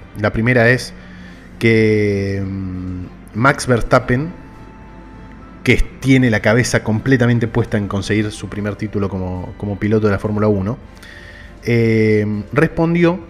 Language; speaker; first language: Spanish; native; Spanish